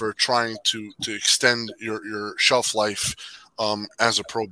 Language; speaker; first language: English; native; English